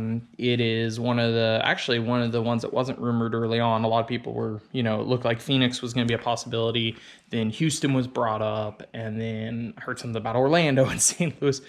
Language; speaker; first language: English; native; English